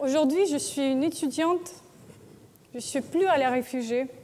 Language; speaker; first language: French; non-native, learner; Russian